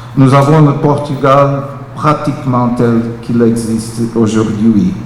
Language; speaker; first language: French; non-native, fluent; Portuguese